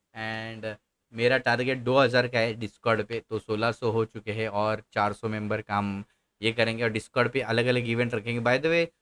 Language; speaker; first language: Hindi; non-native, local second language; Marathi